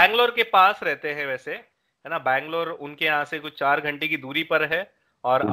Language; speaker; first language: Hindi; native; Hindi